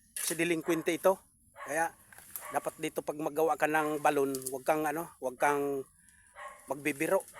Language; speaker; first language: Filipino; non-native, local second language; Bikol